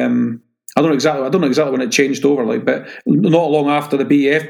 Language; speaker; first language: English; native; English